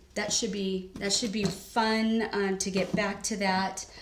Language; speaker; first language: English; native; English